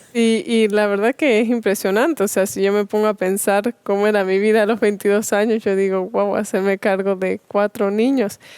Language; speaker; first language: Spanish; native; Spanish